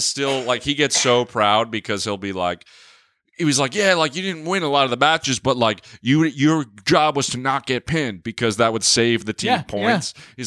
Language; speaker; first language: English; native; English